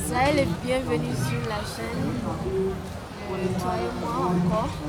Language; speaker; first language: French; non-native, fluent; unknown